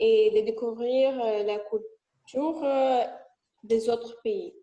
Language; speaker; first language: French; non-native, learner; Russian